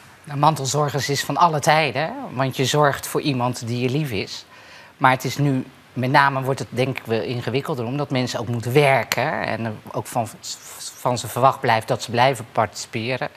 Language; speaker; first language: Dutch; native; Dutch